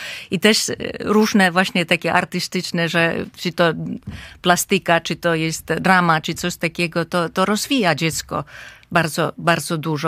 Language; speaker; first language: Polish; non-native, fluent; Finnish